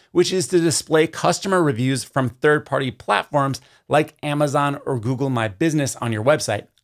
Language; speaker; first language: English; native; English